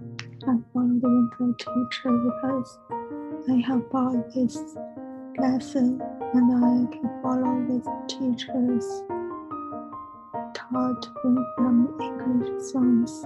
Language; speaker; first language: English; non-native, learner; Chinese